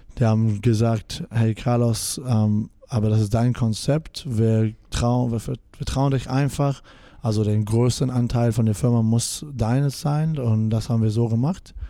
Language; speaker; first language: German; non-native, fluent; English